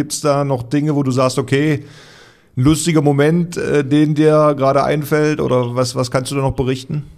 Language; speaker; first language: German; native; German